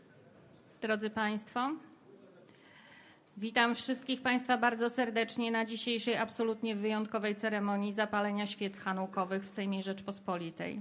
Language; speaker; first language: Polish; native; Polish